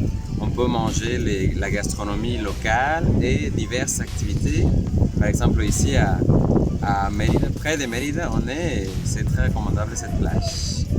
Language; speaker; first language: French; non-native, fluent; Spanish